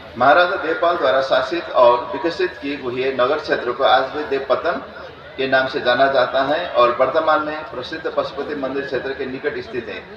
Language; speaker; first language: Hindi; non-native, fluent; Newari